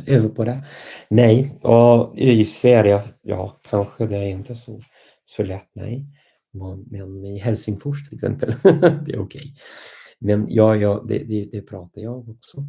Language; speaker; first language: Swedish; non-native, fluent; English